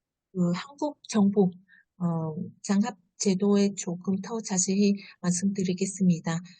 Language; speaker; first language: Korean; non-native, fluent; Vietnamese